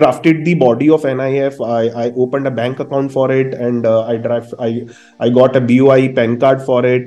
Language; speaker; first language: English; non-native, local second language; Hindi